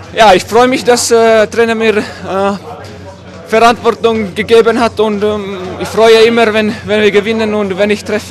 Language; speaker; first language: German; non-native, fluent; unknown